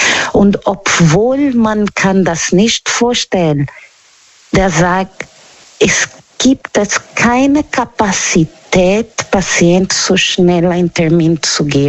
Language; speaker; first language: German; non-native, learner; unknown